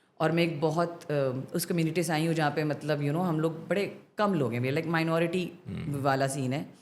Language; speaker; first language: Urdu; non-native, local second language; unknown